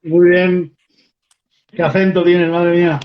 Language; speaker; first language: Spanish; non-native, learner; French